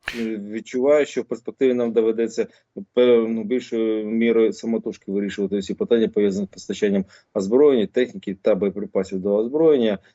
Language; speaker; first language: Ukrainian; native; Ukrainian